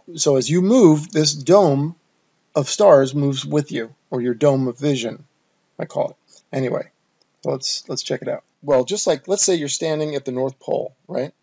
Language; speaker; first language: English; native; English